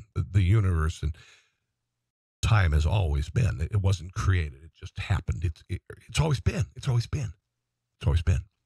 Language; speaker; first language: English; native; English